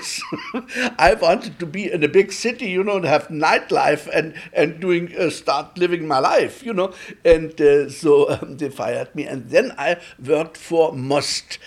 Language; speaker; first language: English; early bilingual, other home language; Polish